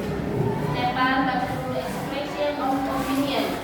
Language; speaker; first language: English; non-native, learner; Indonesian